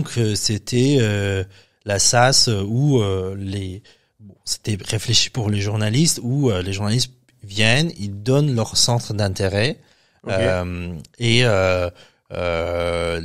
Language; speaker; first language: French; non-native, fluent; Persian